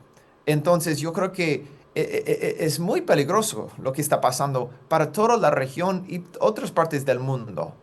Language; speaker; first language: Spanish; non-native, fluent; English